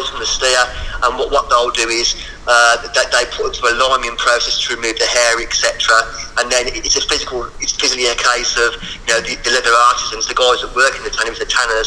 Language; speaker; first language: English; native; English